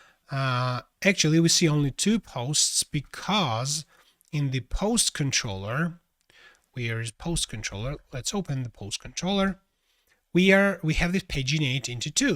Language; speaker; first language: English; non-native, fluent; Georgian